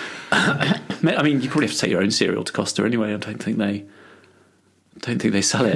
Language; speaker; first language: English; native; English